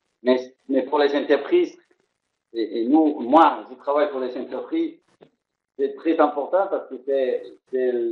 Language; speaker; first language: French; non-native, fluent; Spanish